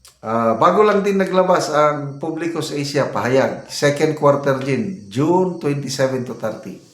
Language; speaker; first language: Filipino; non-native, local second language; Cebuano